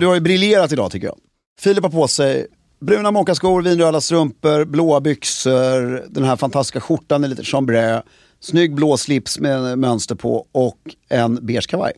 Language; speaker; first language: Swedish; native; Swedish